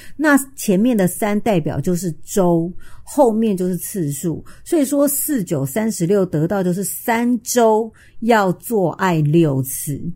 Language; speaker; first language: Chinese; native; Chinese